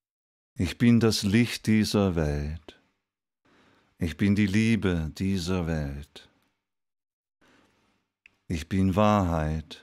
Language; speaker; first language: German; non-native, fluent; Dutch